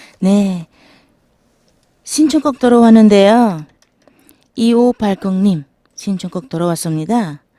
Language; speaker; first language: Korean; non-native, learner; Filipino